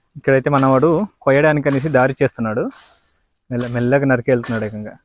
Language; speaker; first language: Telugu; non-native, local second language; Odia